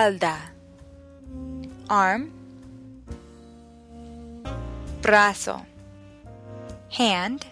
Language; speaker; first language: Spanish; non-native, fluent; English